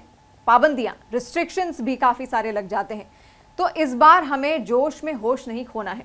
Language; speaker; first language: Hindi; native; Hindi